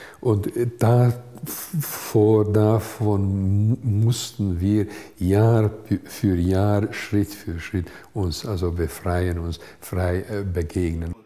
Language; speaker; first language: German; non-native, fluent; Hungarian